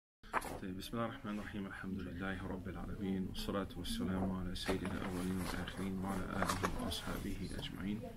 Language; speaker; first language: Arabic; non-native, fluent; English